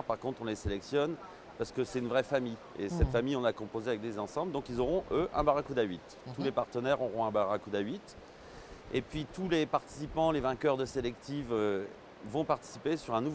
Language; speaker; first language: French; native; French